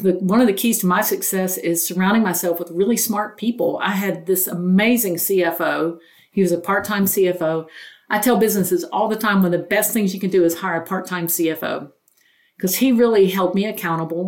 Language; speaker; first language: English; native; English